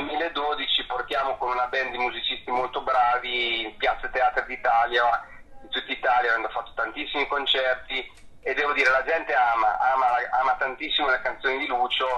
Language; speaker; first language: Italian; native; Italian